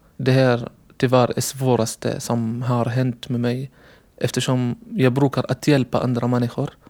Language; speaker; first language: Swedish; non-native, learner; Arabic